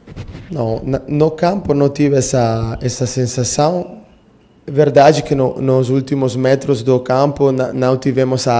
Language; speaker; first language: Portuguese; non-native, fluent; Italian